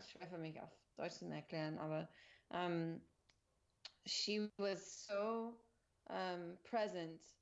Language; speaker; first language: German; non-native, learner; English